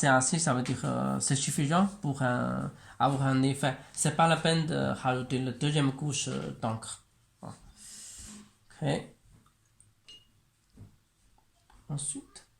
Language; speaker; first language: French; non-native, learner; Chinese